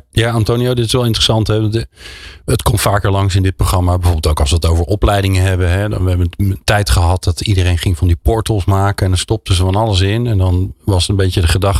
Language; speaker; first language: Dutch; native; Dutch